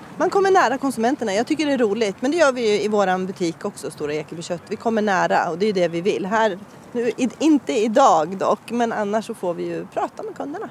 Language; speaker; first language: Swedish; native; Swedish